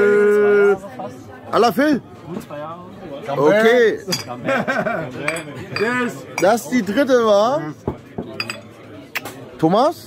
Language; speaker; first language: German; non-native, fluent; Korean